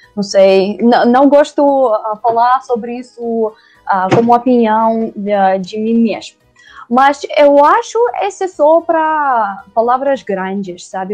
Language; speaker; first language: Portuguese; non-native, learner; Russian